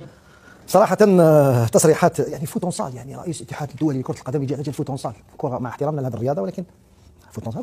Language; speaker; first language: Arabic; native; Arabic